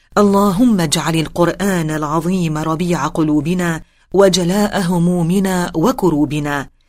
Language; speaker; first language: Arabic; native; Arabic